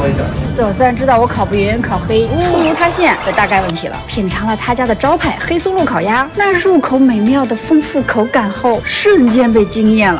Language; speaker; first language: Chinese; native; Chinese